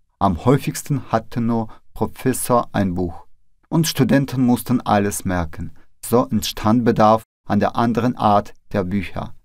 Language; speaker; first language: German; non-native, fluent; Russian